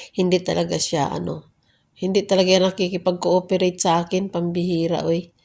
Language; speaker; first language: Filipino; native; Filipino